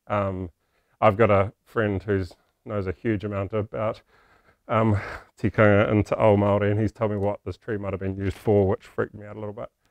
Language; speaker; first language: English; native; English